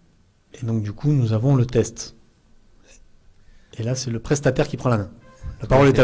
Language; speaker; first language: French; native; French